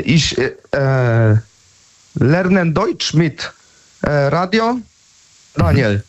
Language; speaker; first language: German; non-native, learner; Polish